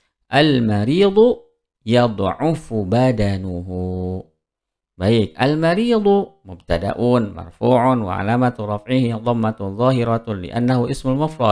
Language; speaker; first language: Arabic; non-native, fluent; Indonesian